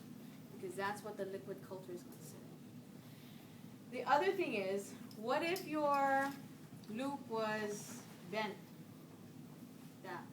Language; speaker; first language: English; native; English